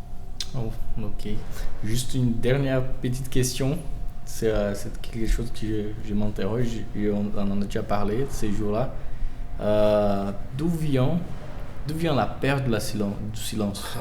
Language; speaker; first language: French; non-native, fluent; Portuguese